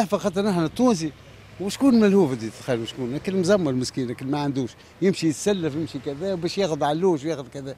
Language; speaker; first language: Arabic; native; Arabic